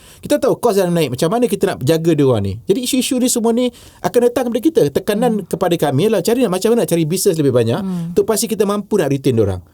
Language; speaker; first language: Malay; native; Malay